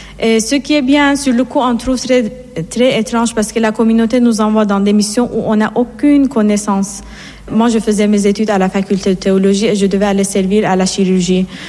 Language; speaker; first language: French; non-native, fluent; Persian